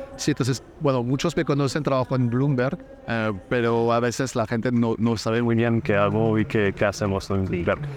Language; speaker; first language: Spanish; non-native, fluent; French